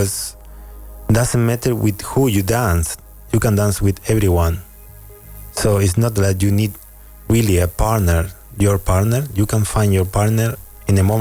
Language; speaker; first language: English; non-native, fluent; Spanish